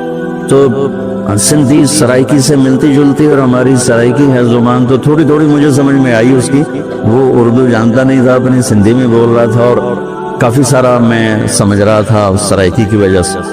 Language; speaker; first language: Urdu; non-native, local second language; Saraiki